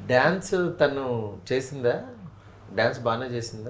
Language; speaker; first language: Telugu; native; Telugu